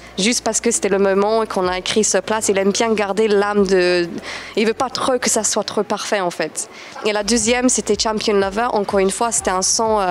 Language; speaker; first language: French; non-native, fluent; English